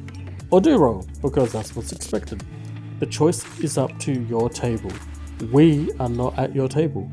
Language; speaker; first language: English; native; English